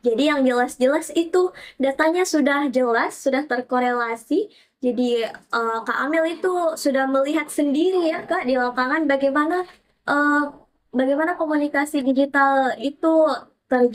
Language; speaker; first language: Indonesian; native; Indonesian